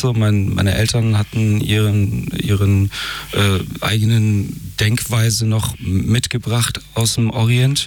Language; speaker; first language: German; early bilingual, other home language; Persian